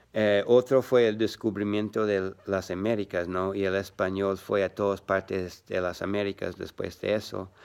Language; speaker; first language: Spanish; non-native, learner; English